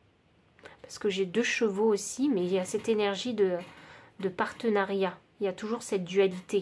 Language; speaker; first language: French; native; French